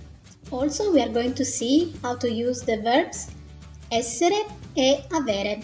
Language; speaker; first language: English; non-native, fluent; Italian